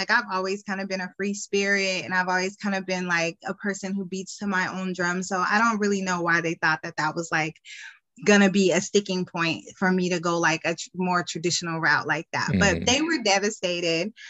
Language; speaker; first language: English; native; English